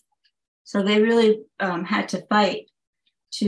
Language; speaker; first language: English; native; English